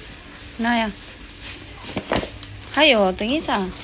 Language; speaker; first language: Chinese; non-native, learner; Indonesian